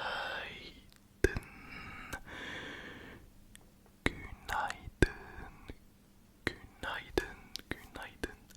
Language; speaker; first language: Turkish; early bilingual, heritage; Turkish